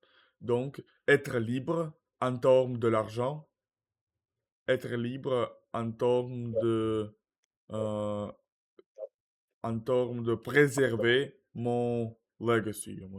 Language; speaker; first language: French; non-native, learner; Russian